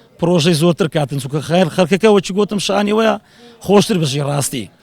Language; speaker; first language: Central Kurdish; native; Central Kurdish